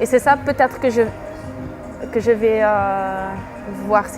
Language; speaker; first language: French; non-native, fluent; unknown